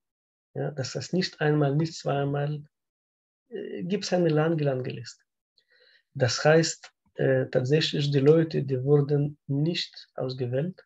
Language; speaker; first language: German; non-native, learner; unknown